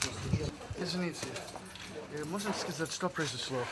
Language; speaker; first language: Russian; non-native, learner; English